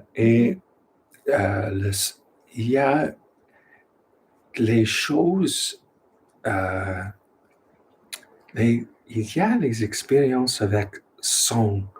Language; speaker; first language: French; non-native, learner; English